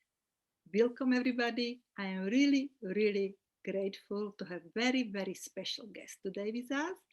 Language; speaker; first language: English; non-native, fluent; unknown